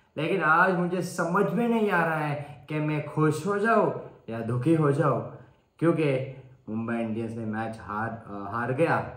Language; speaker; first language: Hindi; non-native, learner; Sinhala